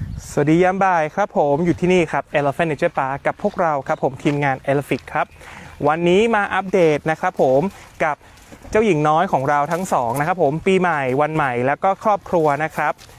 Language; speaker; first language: Thai; native; Thai